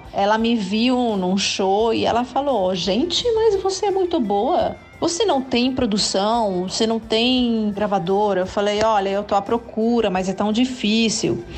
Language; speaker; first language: Portuguese; non-native, fluent; Italian